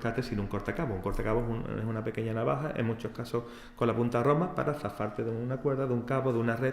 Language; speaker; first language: Spanish; native; Spanish